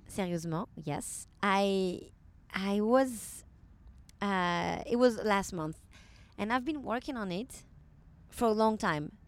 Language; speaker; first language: English; non-native, fluent; French